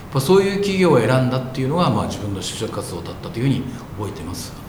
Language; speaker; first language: Japanese; native; Japanese